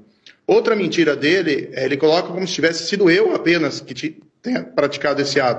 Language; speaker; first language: Portuguese; native; Portuguese